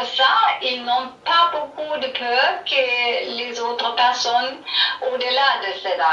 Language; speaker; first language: French; non-native, learner; German